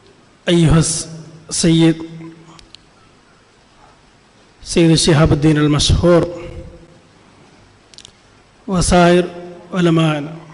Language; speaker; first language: Arabic; non-native, fluent; Malayalam